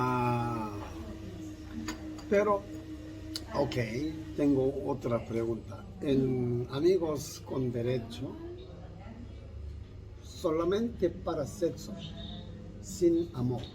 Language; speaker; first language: Spanish; non-native, learner; Korean